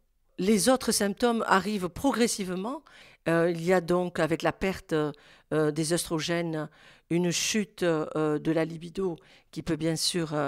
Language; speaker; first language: French; native; French